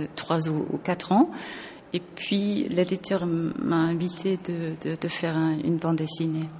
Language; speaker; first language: French; non-native, fluent; English